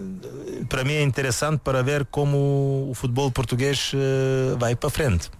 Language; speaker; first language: Portuguese; non-native, learner; Bulgarian